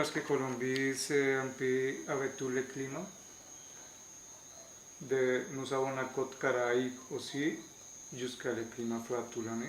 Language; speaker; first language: French; non-native, learner; Spanish